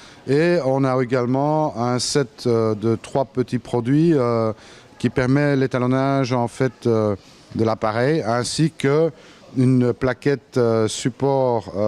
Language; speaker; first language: French; native; French